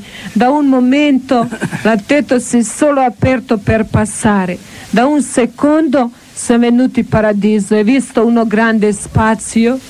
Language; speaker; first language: Italian; non-native, learner; Croatian